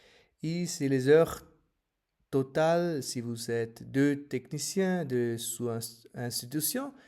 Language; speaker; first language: French; non-native, fluent; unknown